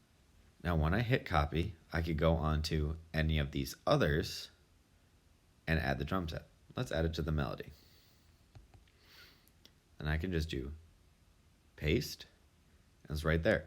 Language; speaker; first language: English; native; English